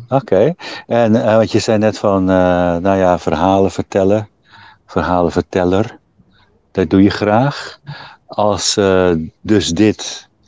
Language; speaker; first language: Dutch; native; Dutch